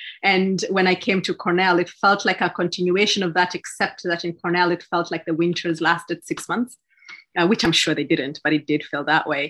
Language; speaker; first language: English; non-native, local second language; Gusii